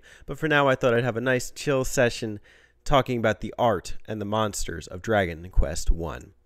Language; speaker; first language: English; native; English